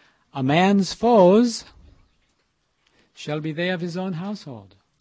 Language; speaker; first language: English; native; English